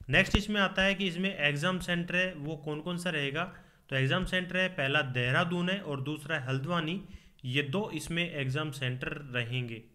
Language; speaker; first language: Hindi; native; Hindi